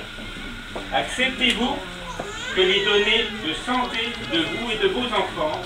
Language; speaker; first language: French; native; French